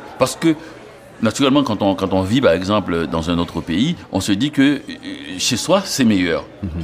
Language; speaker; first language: French; non-native, local second language; Haitian Creole